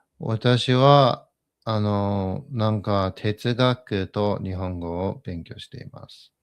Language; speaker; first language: Japanese; non-native, learner; English